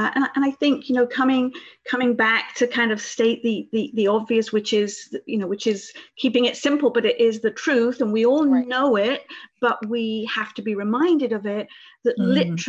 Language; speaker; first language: English; native; English